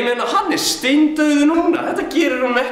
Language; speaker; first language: Icelandic; native; Icelandic